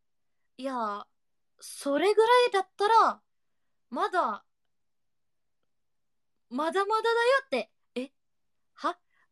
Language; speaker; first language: Japanese; non-native, learner; Indonesian